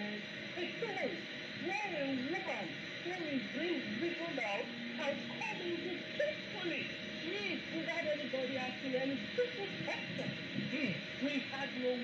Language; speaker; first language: English; non-native, local second language; Yoruba